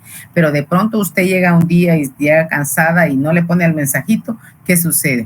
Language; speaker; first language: Spanish; native; Spanish